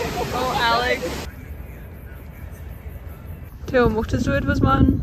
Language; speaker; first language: German; non-native, learner; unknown